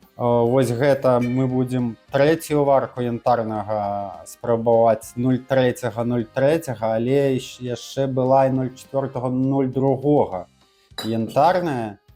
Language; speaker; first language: Belarusian; non-native, local second language; Russian